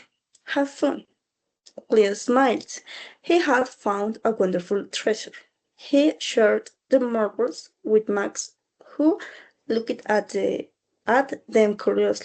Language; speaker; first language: English; non-native, learner; Spanish